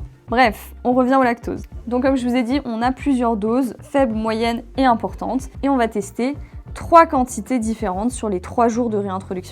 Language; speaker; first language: French; native; French